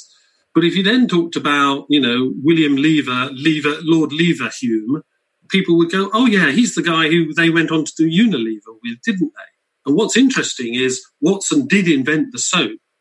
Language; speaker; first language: English; native; English